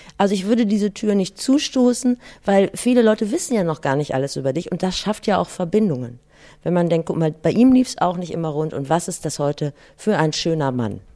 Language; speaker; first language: German; native; German